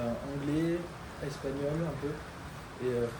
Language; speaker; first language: French; native; French